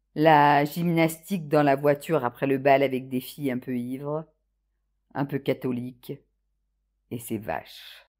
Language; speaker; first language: French; native; French